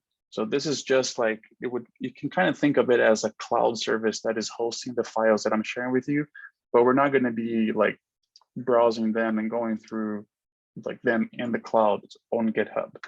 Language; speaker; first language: English; non-native, fluent; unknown